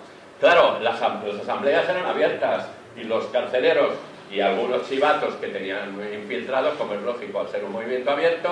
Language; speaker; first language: Spanish; native; Spanish